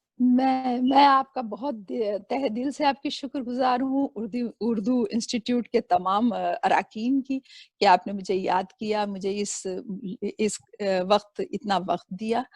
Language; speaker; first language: Urdu; native; Urdu